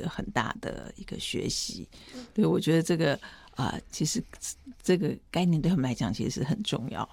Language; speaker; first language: Chinese; native; Chinese